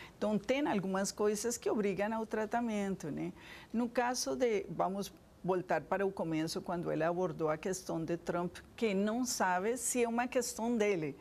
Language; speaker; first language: Portuguese; non-native, fluent; Spanish